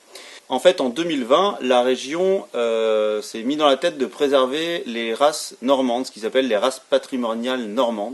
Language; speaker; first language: French; native; French